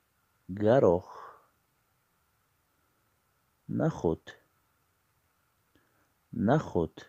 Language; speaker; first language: Russian; non-native, learner; Tajik